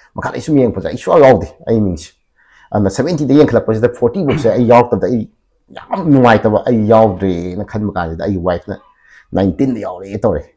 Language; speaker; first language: Manipuri; native; Manipuri